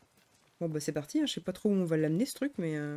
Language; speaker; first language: French; native; French